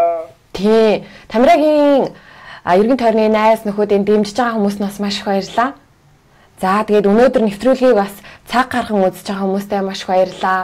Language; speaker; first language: Mongolian; native; Mongolian